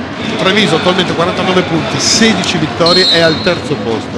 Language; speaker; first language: Italian; native; Italian